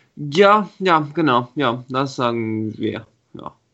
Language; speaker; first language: German; non-native, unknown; Italian